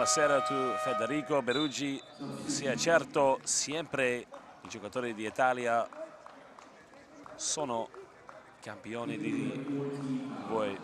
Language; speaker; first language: Italian; non-native, learner; English